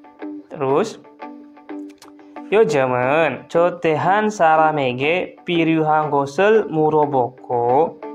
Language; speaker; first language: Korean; non-native, fluent; Indonesian